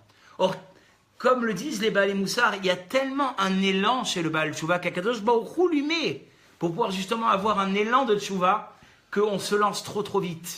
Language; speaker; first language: French; native; French